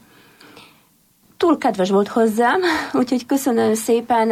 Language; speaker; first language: Hungarian; non-native, fluent; Polish